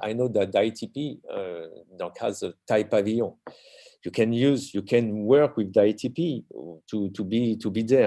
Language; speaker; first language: English; non-native, learner; French